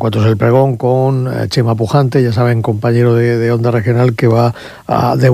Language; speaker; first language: Spanish; native; Spanish